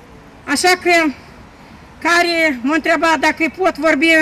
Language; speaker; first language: Romanian; non-native, local second language; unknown